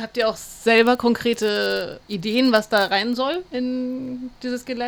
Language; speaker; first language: German; native; German